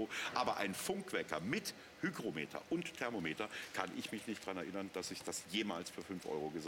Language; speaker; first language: German; native; German